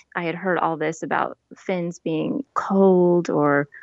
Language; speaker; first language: English; native; English